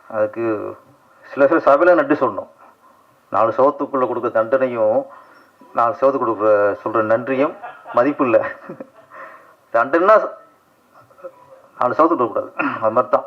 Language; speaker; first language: Tamil; native; Tamil